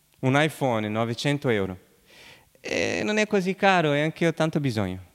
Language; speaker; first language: Italian; non-native, fluent; Portuguese